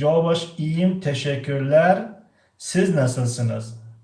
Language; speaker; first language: Turkish; non-native, fluent; Tajik